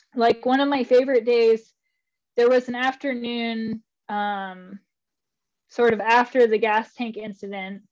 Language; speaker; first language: English; native; English